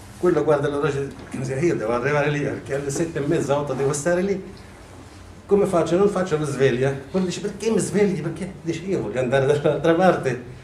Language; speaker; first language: Italian; non-native, fluent; Arabic